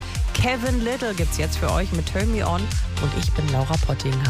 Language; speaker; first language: German; native; German